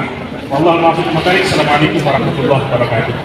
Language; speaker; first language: Indonesian; native; Indonesian